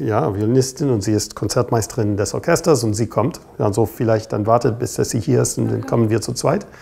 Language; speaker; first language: German; non-native, fluent; English